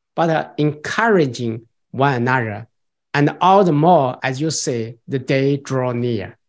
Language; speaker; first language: English; non-native, fluent; Chinese